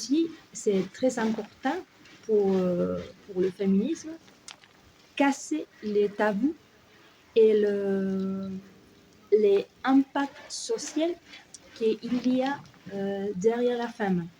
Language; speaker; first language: French; non-native, learner; Spanish